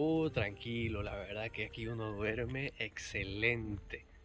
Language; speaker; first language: Spanish; native; Spanish